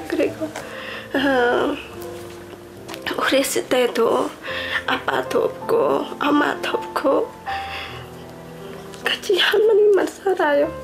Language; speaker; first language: Korean; non-native, learner; Khmer